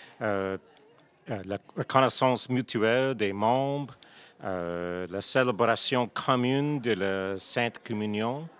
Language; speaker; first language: French; non-native, local second language; English